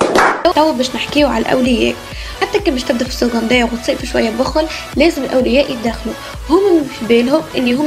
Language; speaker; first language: Arabic; native; Arabic